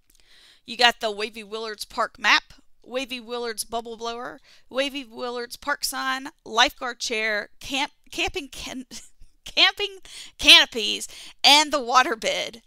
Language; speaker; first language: English; native; English